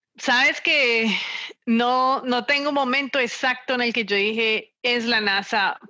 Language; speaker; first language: Spanish; native; Spanish